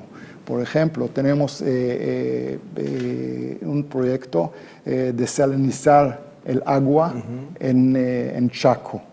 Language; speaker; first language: Spanish; non-native, fluent; Hebrew